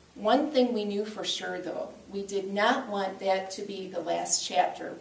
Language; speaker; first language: English; native; English